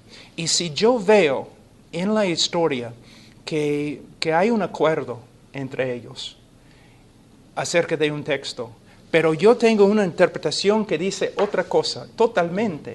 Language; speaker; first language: Spanish; non-native, fluent; English